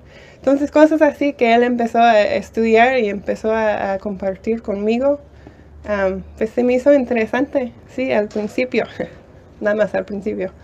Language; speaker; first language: Spanish; non-native, fluent; English